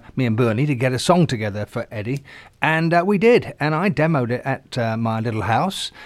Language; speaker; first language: English; native; English